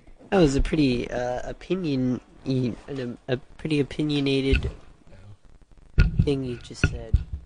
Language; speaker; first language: English; native; English